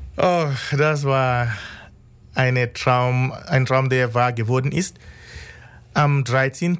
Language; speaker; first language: German; non-native, fluent; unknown